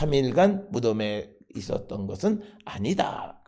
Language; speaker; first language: Korean; native; Korean